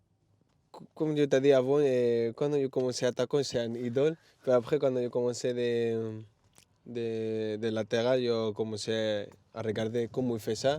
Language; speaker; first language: French; non-native, learner; Spanish